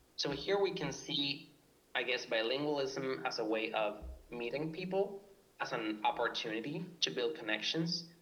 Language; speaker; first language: English; non-native, fluent; Spanish